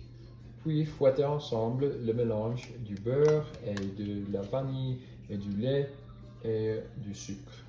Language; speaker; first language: French; non-native, learner; English